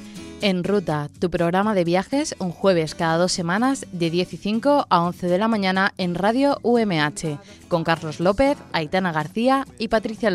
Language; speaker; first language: Spanish; native; Spanish